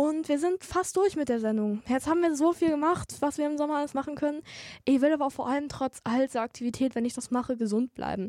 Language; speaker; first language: German; native; German